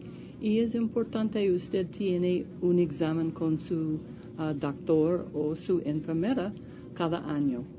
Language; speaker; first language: Spanish; non-native, learner; English